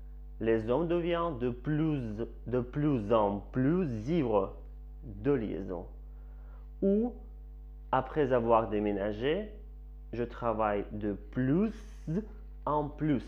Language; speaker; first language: French; non-native, fluent; Russian